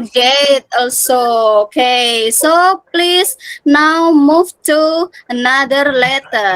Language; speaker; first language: English; non-native, fluent; Indonesian